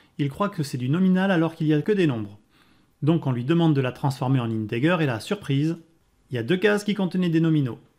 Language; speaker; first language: French; native; French